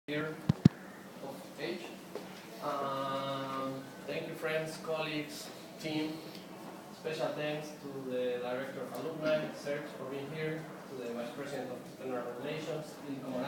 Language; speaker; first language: English; non-native, fluent; Spanish